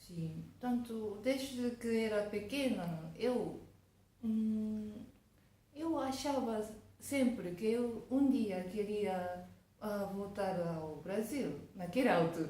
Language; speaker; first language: Portuguese; non-native, fluent; Japanese